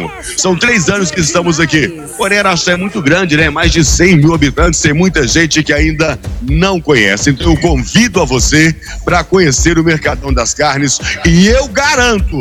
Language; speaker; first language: Portuguese; native; Portuguese